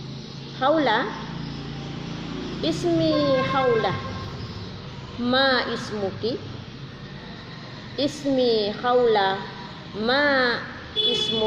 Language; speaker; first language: Arabic; non-native, fluent; Indonesian